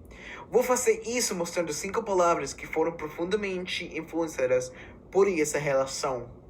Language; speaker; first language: Portuguese; non-native, learner; English